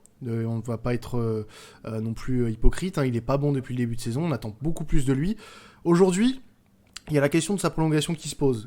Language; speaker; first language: French; native; French